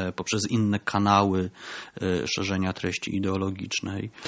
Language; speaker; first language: Polish; native; Polish